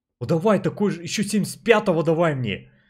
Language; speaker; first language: Russian; native; Russian